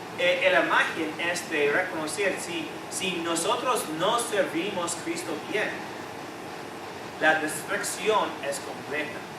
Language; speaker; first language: Spanish; non-native, fluent; English